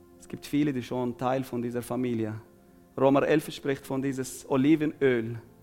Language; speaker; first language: German; non-native, fluent; Arabic